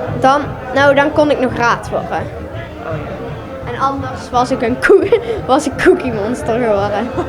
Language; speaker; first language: Dutch; native; Dutch